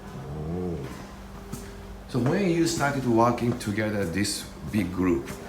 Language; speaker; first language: English; non-native, learner; Japanese